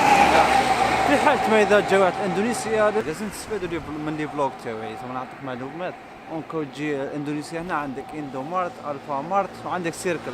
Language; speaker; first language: Arabic; native; Arabic